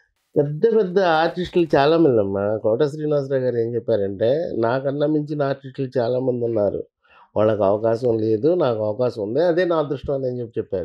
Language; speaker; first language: Telugu; native; Telugu